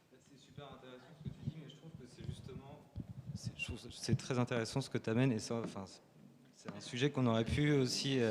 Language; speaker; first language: French; native; French